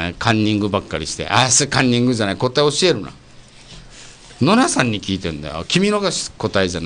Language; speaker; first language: Japanese; native; Japanese